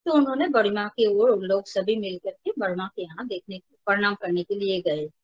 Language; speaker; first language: Hindi; non-native, local second language; Bangla